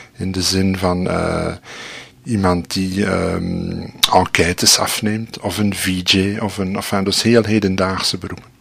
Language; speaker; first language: Dutch; native; Dutch